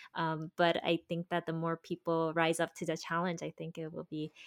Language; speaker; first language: English; native; English